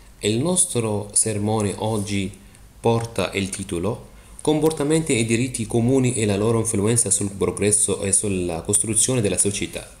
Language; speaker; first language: Italian; non-native, fluent; Arabic